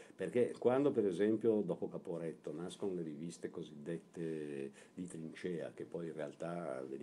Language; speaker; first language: Italian; native; Italian